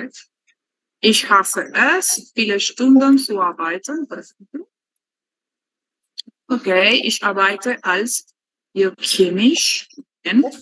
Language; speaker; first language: German; non-native, learner; Spanish